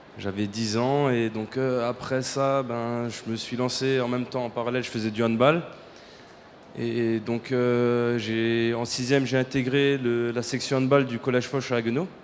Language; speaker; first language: French; native; French